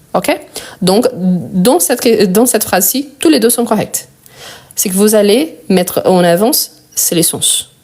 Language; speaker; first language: French; non-native, fluent; Portuguese